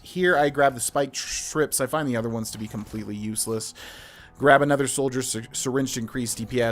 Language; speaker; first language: English; native; English